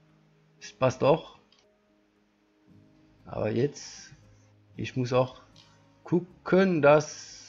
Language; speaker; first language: German; non-native, learner; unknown